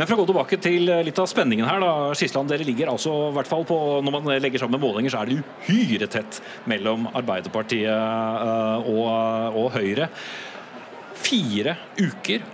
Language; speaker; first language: Norwegian; native; Norwegian